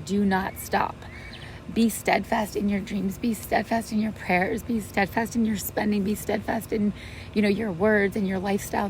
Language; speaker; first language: English; native; English